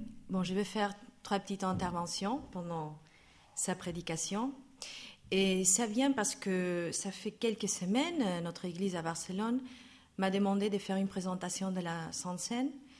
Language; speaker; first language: French; non-native, fluent; Spanish